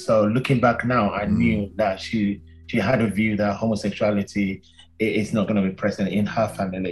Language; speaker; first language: English; non-native, local second language; Yoruba